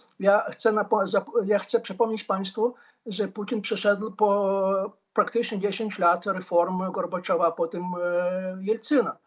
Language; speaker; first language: Polish; non-native, fluent; Ukrainian